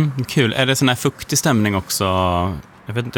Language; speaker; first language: Swedish; native; Swedish